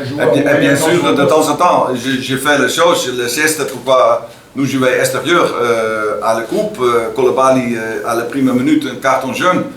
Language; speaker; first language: French; non-native, learner; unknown